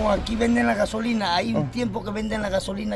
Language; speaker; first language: Spanish; native; Spanish